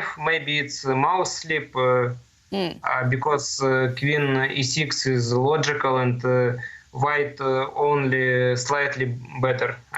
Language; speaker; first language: English; non-native, learner; Russian